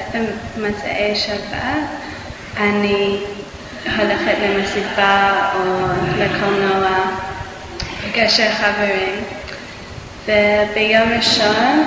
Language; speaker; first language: Hebrew; non-native, learner; English